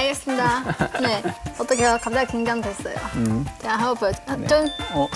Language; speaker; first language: Korean; non-native, learner; Chinese